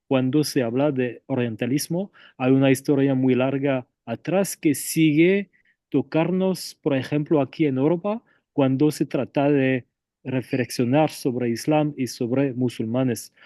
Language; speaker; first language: Spanish; non-native, fluent; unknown